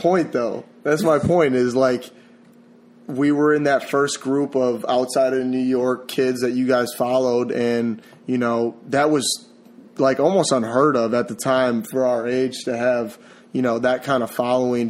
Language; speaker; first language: English; native; English